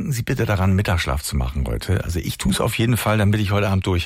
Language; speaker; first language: German; native; German